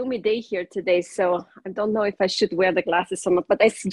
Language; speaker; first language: English; non-native, fluent; German